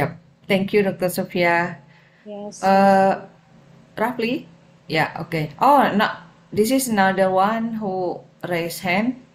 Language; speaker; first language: English; non-native, fluent; Indonesian